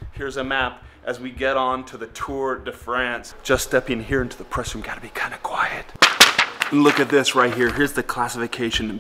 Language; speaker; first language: English; native; English